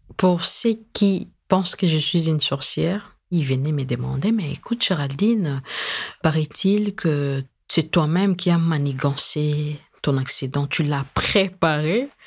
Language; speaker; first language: French; non-native, local second language; Lingala